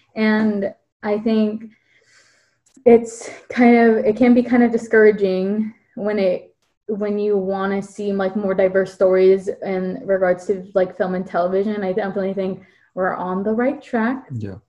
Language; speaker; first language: English; early bilingual, other home language; Chinese